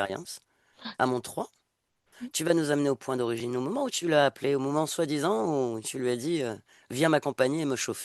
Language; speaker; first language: French; native; French